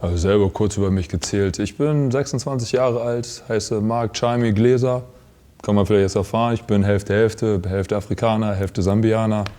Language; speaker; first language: German; early bilingual, other home language; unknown